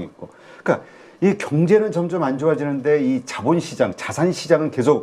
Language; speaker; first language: Korean; native; Korean